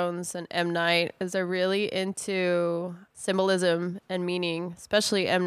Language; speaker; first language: English; non-native, fluent; Spanish